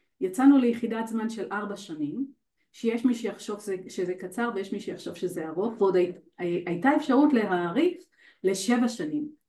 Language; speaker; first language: Hebrew; native; Hebrew